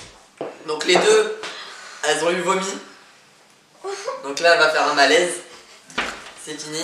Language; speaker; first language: French; native; French